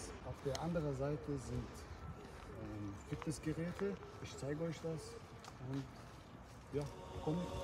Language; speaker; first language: German; non-native, learner; Chechen